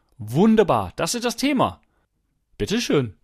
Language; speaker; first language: German; non-native, fluent; English